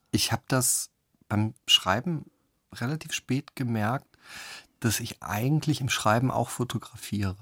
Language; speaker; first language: German; native; German